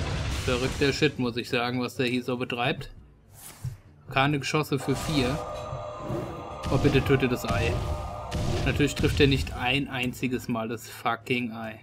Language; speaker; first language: German; native; German